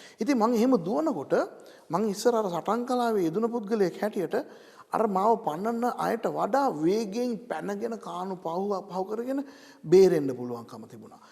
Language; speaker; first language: Sinhala; non-native, local second language; Tamil